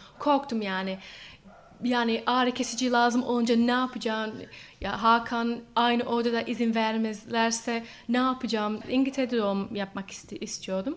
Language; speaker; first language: Turkish; non-native, learner; English